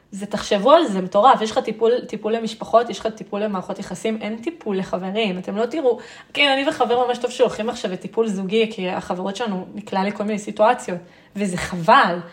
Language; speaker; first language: Hebrew; early bilingual, other home language; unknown